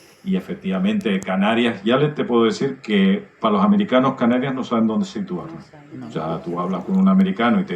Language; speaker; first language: Spanish; native; Spanish